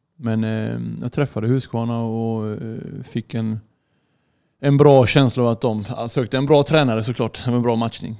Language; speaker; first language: Swedish; early bilingual, other home language; Arabic